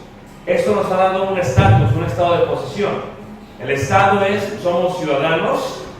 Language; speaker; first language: Spanish; early bilingual, heritage; Spanish